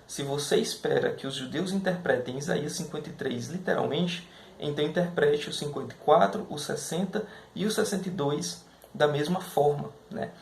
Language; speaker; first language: Portuguese; native; Portuguese